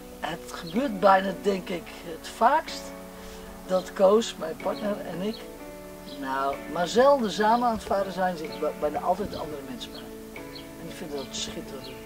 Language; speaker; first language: Dutch; non-native, local second language; Western Frisian